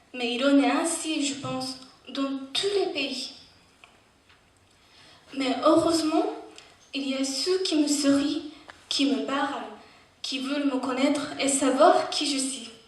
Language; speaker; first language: French; non-native, fluent; Japanese